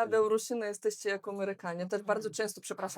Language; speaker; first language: Polish; non-native, fluent; Belarusian